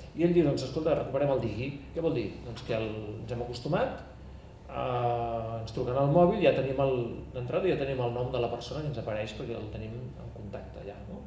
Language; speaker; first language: Catalan; native; Catalan